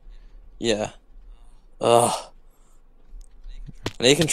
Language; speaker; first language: English; native; English